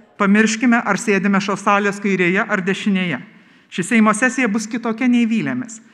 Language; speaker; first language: Lithuanian; native; Lithuanian